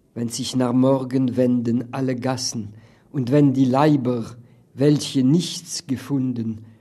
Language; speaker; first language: German; non-native, fluent; French